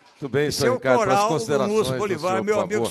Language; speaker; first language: Portuguese; native; Portuguese